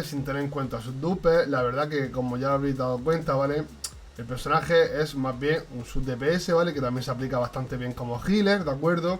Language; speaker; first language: Spanish; native; Spanish